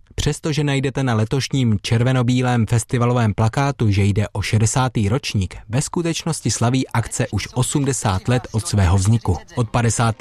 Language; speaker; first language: Czech; native; Czech